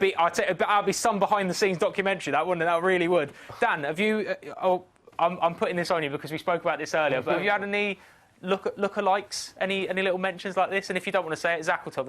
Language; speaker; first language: English; native; English